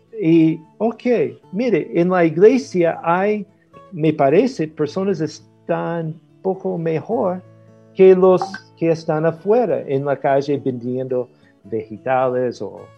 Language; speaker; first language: Spanish; non-native, fluent; English